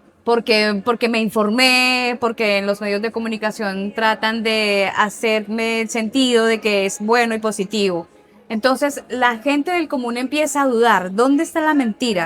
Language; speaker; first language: Spanish; native; Spanish